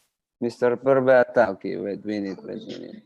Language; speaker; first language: English; non-native, fluent; Indonesian